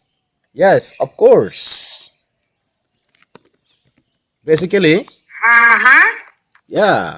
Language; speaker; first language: English; non-native, learner; Bangla